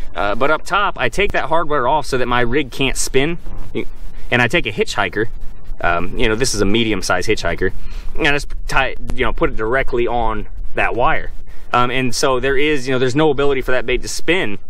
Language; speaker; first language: English; native; English